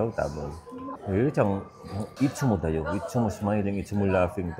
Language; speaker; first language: Japanese; non-native, learner; Filipino